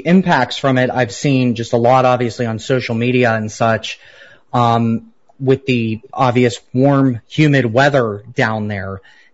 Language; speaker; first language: English; native; English